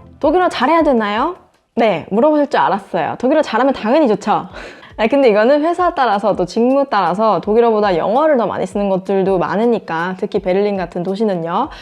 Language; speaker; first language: Korean; native; Korean